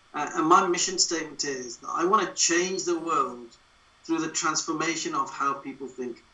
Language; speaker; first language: English; native; English